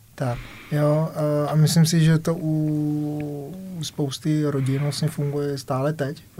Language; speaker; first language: Czech; early bilingual, other home language; Vietnamese